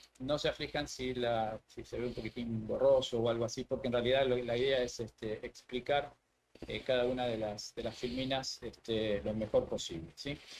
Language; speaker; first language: Spanish; native; Spanish